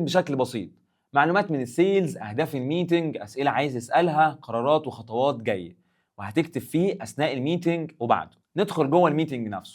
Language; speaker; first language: Arabic; native; Arabic